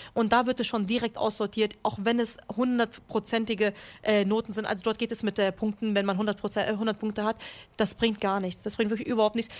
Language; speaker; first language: German; early bilingual, other home language; Kurdish